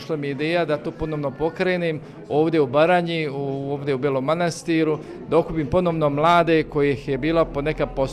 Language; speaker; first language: Croatian; native; Croatian